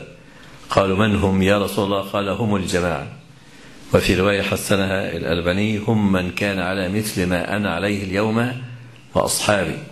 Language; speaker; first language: Arabic; native; Arabic